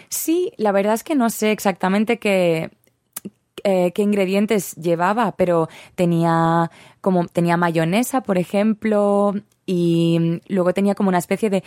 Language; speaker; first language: Spanish; native; Spanish